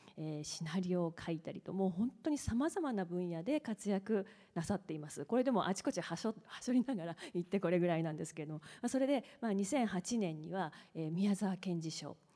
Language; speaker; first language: Japanese; native; Japanese